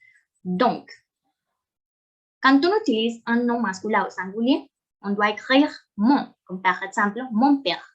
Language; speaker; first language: French; non-native, fluent; Spanish